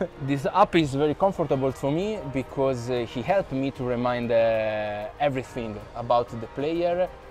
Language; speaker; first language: English; non-native, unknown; Italian